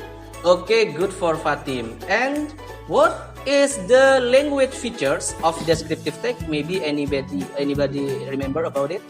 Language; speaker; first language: English; non-native, learner; Indonesian